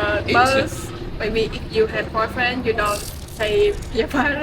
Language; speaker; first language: English; non-native, learner; Vietnamese